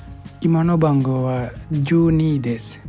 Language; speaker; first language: Japanese; non-native, fluent; Sinhala